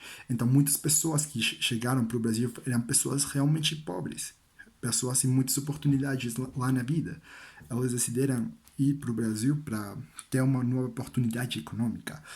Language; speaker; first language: Portuguese; non-native, learner; Spanish